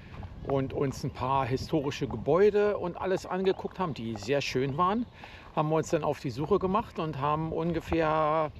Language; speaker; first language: German; native; German